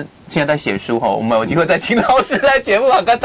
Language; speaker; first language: Chinese; native; Chinese